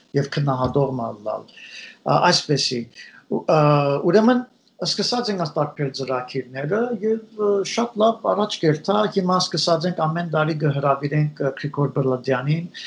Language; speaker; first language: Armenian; early bilingual, heritage; Armenian